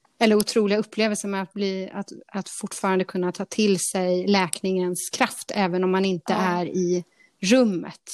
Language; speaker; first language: Swedish; native; Swedish